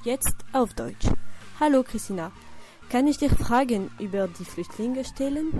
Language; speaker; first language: German; non-native, learner; French